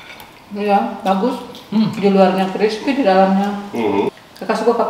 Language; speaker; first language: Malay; non-native, local second language; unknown